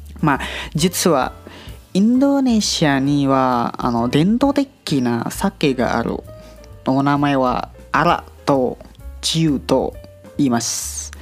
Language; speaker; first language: Japanese; non-native, learner; Indonesian